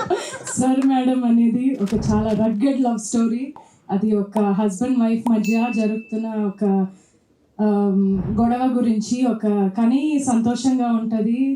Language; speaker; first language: Telugu; non-native, local second language; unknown